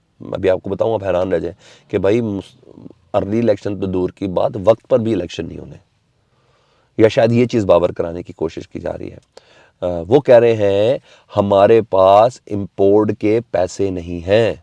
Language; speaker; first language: Urdu; native; Urdu